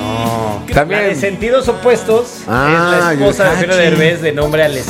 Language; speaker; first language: Spanish; native; Spanish